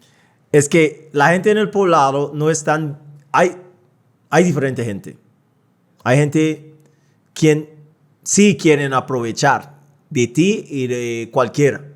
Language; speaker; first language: Spanish; non-native, fluent; English